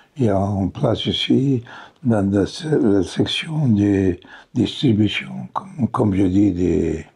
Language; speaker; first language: French; non-native, fluent; Bulgarian